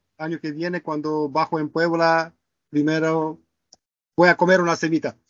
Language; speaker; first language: Spanish; non-native, fluent; Romanian